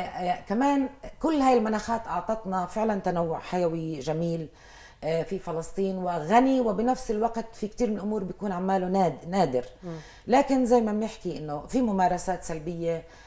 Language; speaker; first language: Arabic; native; Arabic